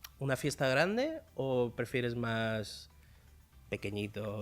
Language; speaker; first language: Spanish; early bilingual, other home language; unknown